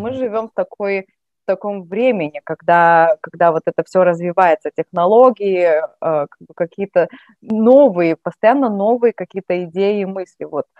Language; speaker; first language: Russian; native; Russian